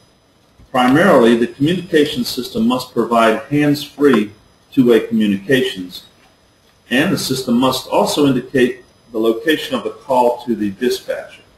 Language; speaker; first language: English; native; English